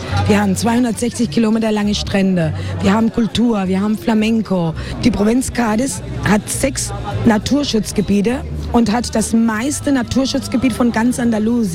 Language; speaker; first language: German; non-native, fluent; Spanish